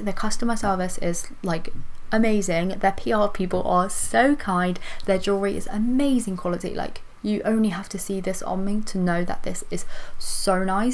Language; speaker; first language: English; native; English